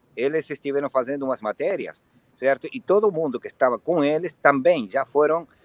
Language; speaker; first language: Portuguese; non-native, fluent; Spanish